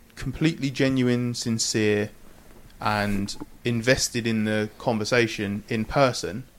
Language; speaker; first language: English; native; English